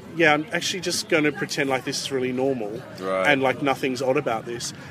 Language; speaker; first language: English; native; English